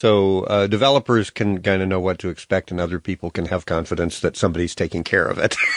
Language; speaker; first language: English; native; English